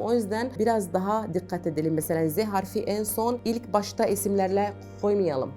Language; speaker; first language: Turkish; non-native, fluent; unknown